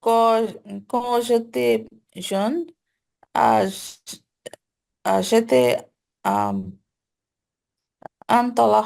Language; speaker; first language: French; non-native, learner; English